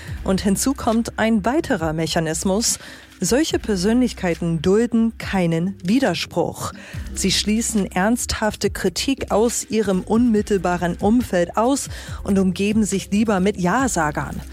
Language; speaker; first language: German; native; German